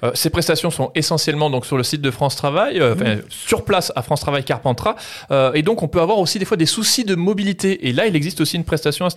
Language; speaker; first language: French; native; French